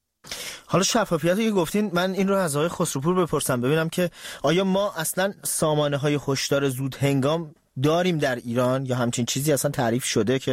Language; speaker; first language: Persian; native; Persian